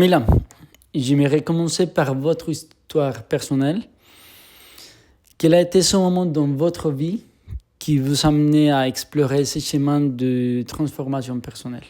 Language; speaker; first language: French; non-native, fluent; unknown